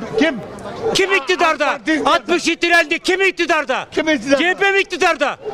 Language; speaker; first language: Turkish; native; Turkish